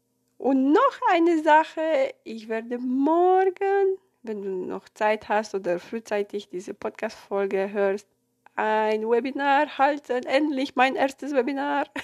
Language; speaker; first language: German; non-native, fluent; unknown